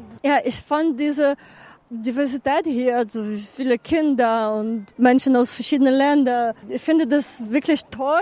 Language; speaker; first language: German; non-native, fluent; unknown